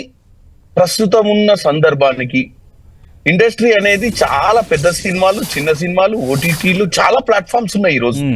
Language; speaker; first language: Telugu; native; Telugu